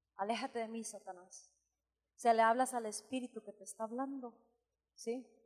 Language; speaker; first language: Spanish; early bilingual, heritage; Spanish